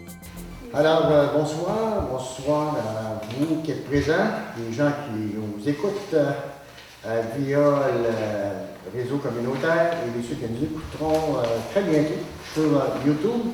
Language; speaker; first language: French; native; French